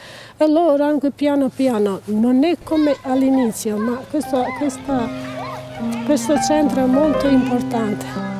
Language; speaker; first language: Italian; non-native, learner; Albanian